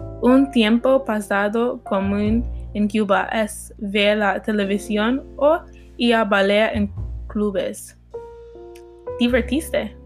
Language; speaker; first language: Spanish; non-native, learner; English